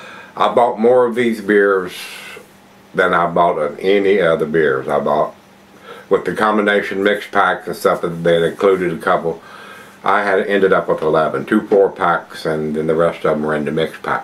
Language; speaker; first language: English; native; English